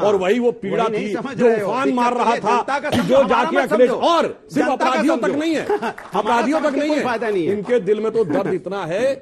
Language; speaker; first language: Hindi; native; Hindi